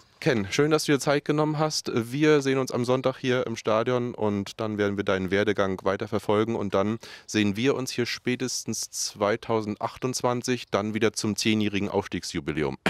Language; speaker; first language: German; native; German